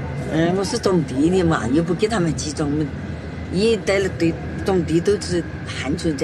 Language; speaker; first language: Chinese; native; Chinese